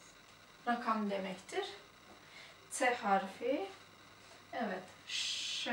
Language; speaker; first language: Turkish; non-native, fluent; Russian